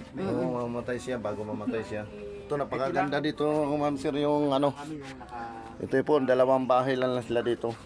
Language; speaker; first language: Filipino; non-native, local second language; Cebuano